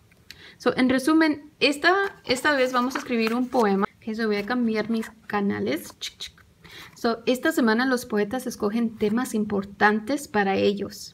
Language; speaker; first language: Spanish; early bilingual, heritage; English